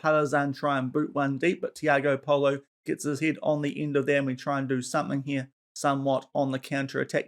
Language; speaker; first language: English; native; English